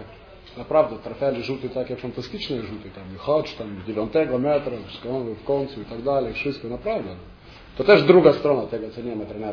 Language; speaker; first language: Polish; non-native, fluent; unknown